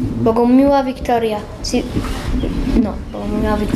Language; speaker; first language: Polish; early bilingual, heritage; Polish